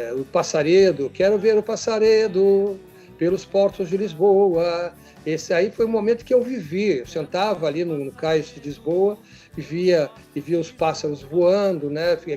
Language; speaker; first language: Portuguese; native; Portuguese